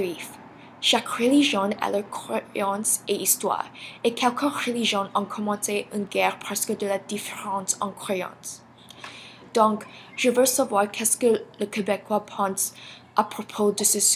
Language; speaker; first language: French; non-native, learner; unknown